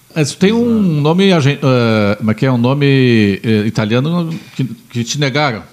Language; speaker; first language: Portuguese; native; Portuguese